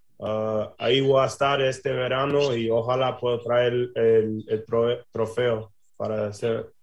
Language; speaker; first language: Spanish; early bilingual, heritage; English